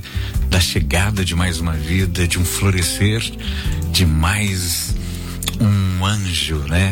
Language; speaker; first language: Portuguese; native; Portuguese